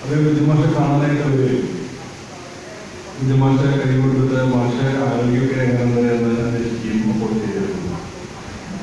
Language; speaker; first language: Malayalam; native; Malayalam